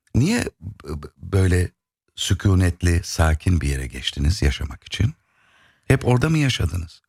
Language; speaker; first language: Turkish; native; Turkish